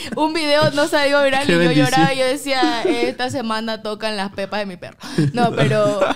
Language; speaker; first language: Spanish; native; Spanish